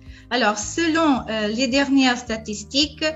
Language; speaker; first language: French; non-native, fluent; Portuguese